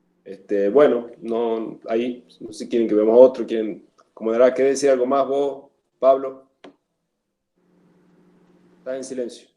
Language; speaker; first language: Spanish; native; Spanish